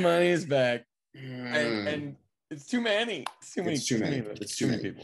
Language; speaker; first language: English; native; English